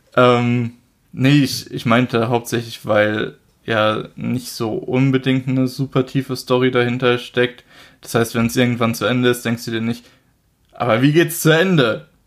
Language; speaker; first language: German; native; German